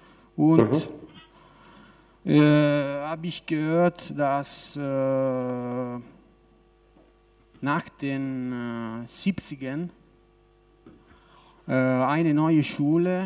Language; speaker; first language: German; non-native, local second language; Italian